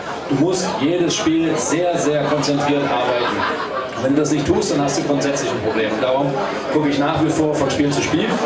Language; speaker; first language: German; native; German